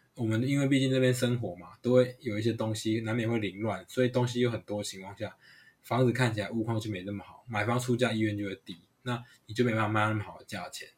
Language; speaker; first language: Chinese; non-native, local second language; Hakka Chinese